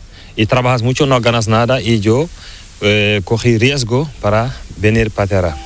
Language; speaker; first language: Spanish; non-native, learner; Fula